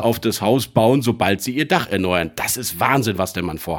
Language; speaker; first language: German; native; German